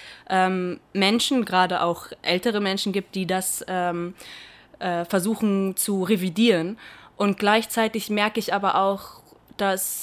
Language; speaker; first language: German; early bilingual, heritage; Portuguese